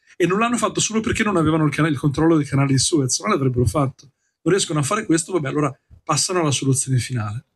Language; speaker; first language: Italian; native; Italian